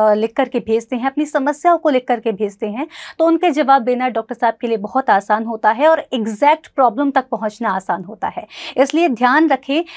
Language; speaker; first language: Hindi; native; Hindi